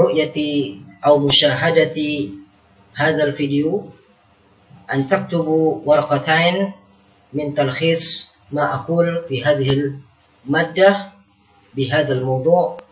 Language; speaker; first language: Arabic; non-native, fluent; Indonesian